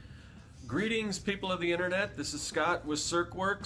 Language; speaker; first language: English; native; English